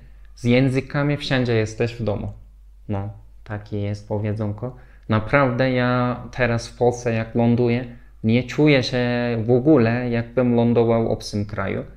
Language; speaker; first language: Polish; non-native, learner; Turkish